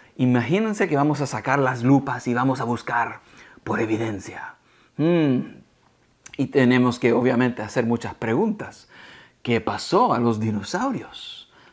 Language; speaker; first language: Spanish; early bilingual, heritage; Spanish